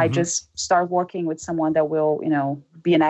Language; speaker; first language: English; non-native, fluent; Portuguese